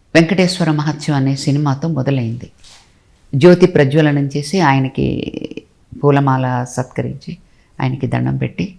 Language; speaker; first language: Telugu; native; Telugu